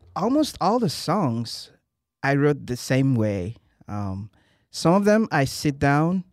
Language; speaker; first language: English; non-native, local second language; Igbo